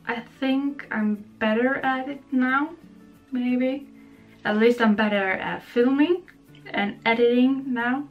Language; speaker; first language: English; non-native, fluent; Swedish